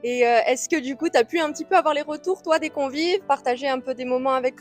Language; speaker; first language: French; native; French